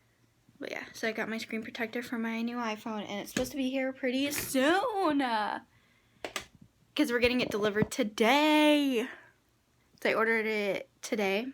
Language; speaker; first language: English; native; English